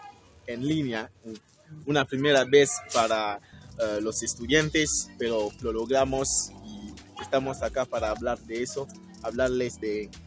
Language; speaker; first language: Spanish; non-native, fluent; French